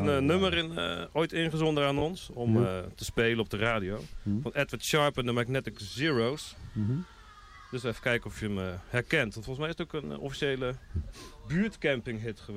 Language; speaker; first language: Dutch; native; Dutch